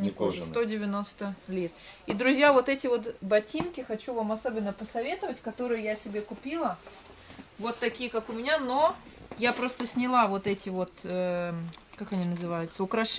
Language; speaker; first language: Russian; native; Russian